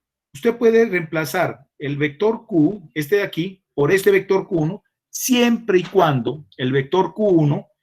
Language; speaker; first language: Spanish; native; Spanish